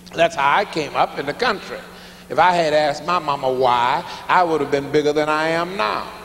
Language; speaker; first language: English; native; English